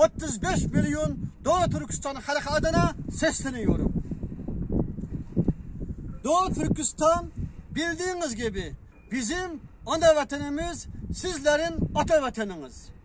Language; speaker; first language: Turkish; non-native, learner; Uyghur